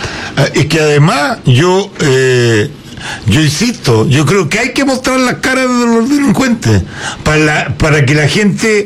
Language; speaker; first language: Spanish; native; Spanish